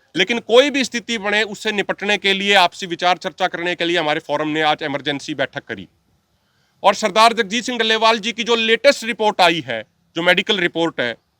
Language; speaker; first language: Hindi; non-native, local second language; Punjabi